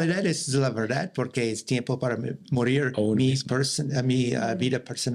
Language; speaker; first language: Spanish; non-native, learner; English